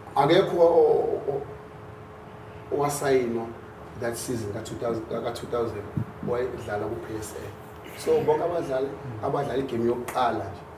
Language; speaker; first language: Zulu; native; Zulu